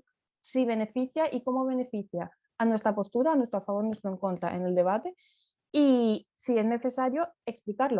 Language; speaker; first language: Spanish; native; Spanish